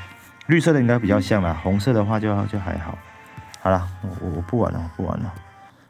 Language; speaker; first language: Chinese; native; Chinese